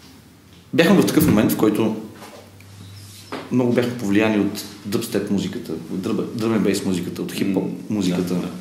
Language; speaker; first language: Bulgarian; native; Bulgarian